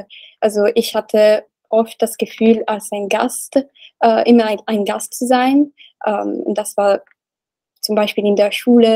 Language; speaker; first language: German; non-native, learner; Italian